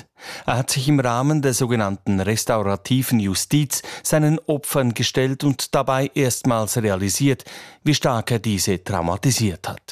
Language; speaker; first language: German; native; German